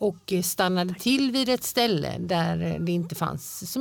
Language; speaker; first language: Swedish; native; Swedish